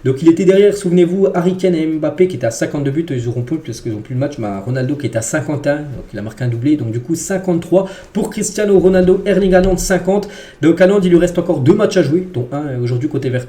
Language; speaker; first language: French; native; French